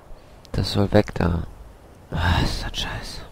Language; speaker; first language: German; native; German